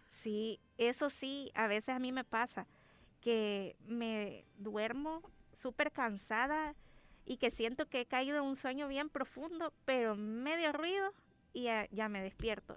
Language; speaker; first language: Spanish; native; Spanish